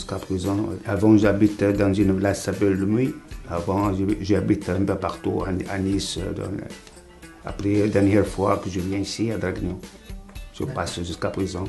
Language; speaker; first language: French; non-native, learner; Arabic